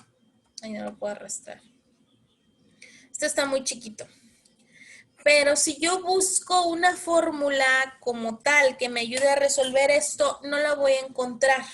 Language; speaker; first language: Spanish; native; Spanish